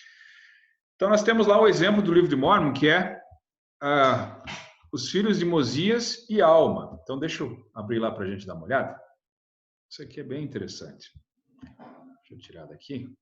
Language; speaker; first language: Portuguese; native; Portuguese